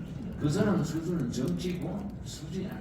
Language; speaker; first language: Korean; native; Korean